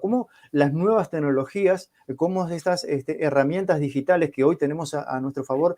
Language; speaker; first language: Spanish; native; Spanish